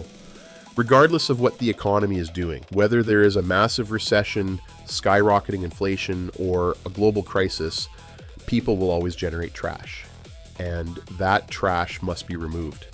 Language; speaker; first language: English; native; English